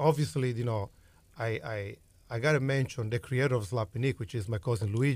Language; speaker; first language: English; non-native, fluent; Italian